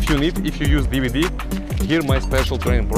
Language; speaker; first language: English; non-native, learner; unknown